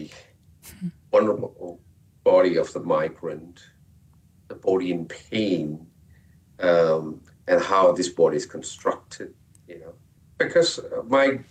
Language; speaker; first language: English; non-native, local second language; Punjabi